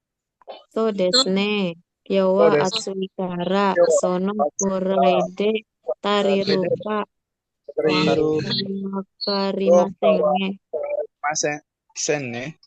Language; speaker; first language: Japanese; non-native, learner; Indonesian